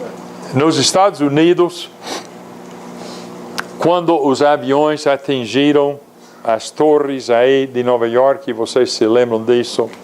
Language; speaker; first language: Portuguese; non-native, fluent; English